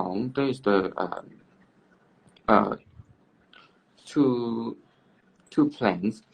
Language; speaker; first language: English; non-native, learner; Cantonese